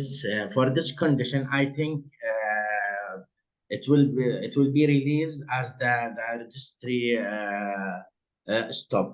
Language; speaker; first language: English; non-native, learner; Arabic